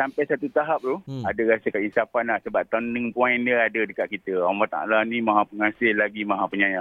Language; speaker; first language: Malay; native; Malay